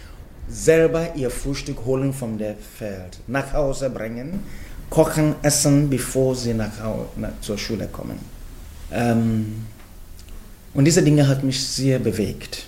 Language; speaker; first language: German; non-native, fluent; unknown